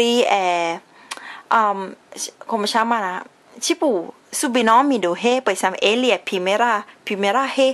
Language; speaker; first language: Portuguese; non-native, learner; Thai